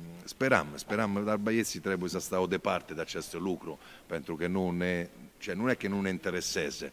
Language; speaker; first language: Romanian; non-native, learner; Italian